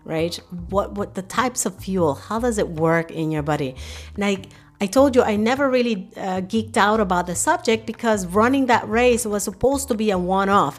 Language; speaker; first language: English; early bilingual, other home language; Spanish